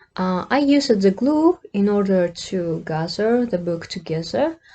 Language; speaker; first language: English; non-native, fluent; Kazakh